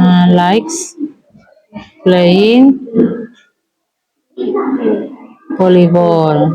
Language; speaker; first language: English; non-native, learner; Indonesian